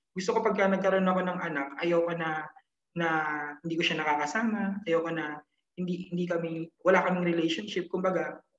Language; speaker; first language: Filipino; native; Filipino